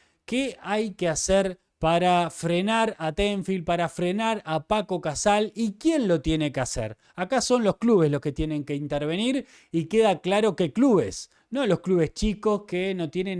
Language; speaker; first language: Spanish; native; Spanish